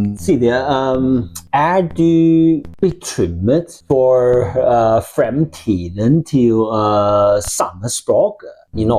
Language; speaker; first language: Norwegian; non-native, learner; Welsh